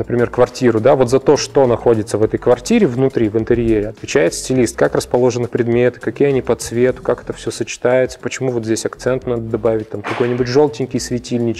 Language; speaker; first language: Russian; native; Russian